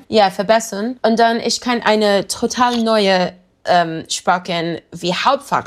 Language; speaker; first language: German; non-native, learner; English